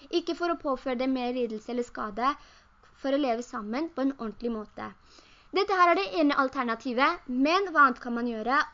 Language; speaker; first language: Norwegian; early bilingual, other home language; Urdu